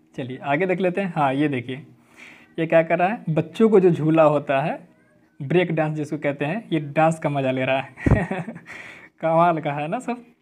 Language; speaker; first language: Hindi; native; Hindi